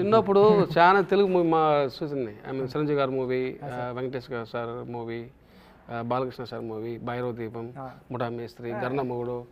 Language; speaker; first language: Telugu; non-native, learner; Tamil